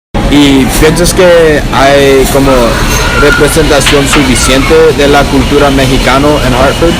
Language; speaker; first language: Spanish; non-native, learner; English